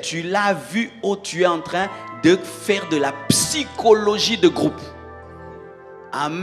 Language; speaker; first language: French; non-native, local second language; Lingala